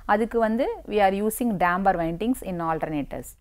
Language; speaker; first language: English; non-native, local second language; Tamil